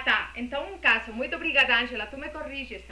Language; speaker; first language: Portuguese; non-native, fluent; Spanish